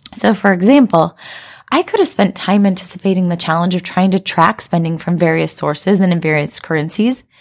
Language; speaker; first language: English; native; English